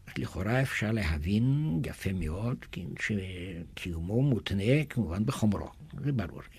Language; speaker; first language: Hebrew; non-native, fluent; German